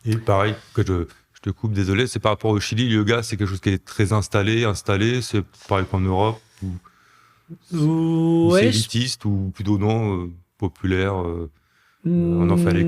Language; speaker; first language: French; native; French